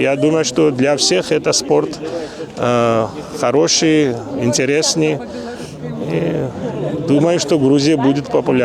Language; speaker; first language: Russian; non-native, fluent; Georgian